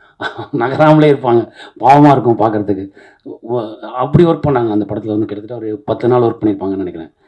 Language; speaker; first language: Tamil; native; Tamil